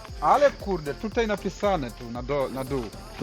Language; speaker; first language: Polish; non-native, fluent; Swahili